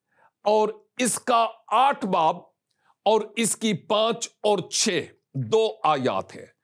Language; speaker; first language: Urdu; native; Urdu